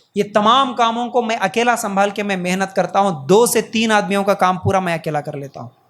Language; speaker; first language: Urdu; native; Urdu